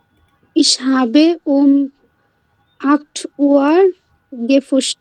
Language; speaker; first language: German; non-native, learner; Bangla